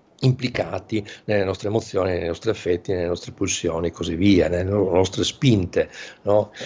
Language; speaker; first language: Italian; native; Italian